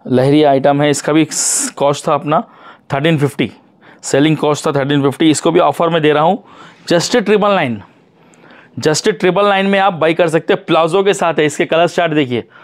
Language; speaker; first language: Hindi; non-native, local second language; Urdu